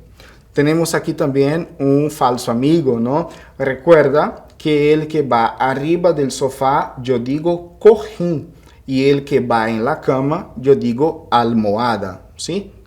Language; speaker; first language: Spanish; non-native, fluent; Portuguese